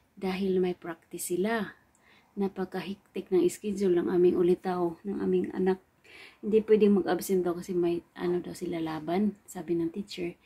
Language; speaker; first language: Filipino; non-native, local second language; Cebuano